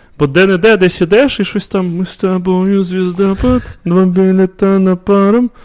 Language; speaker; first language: Ukrainian; non-native, local second language; Russian